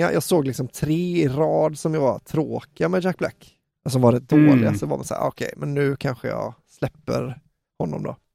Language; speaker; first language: Swedish; native; Swedish